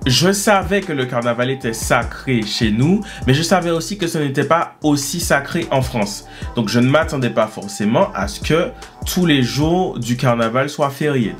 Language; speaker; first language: French; native; French